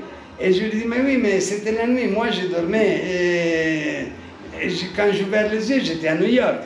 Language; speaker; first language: French; non-native, fluent; Italian